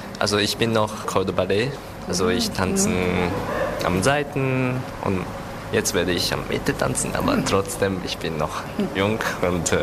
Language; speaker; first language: German; non-native, learner; Japanese